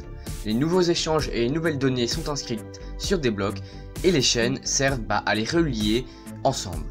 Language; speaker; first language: French; native; French